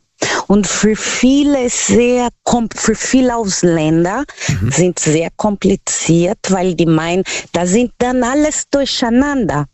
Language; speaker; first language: German; non-native, fluent; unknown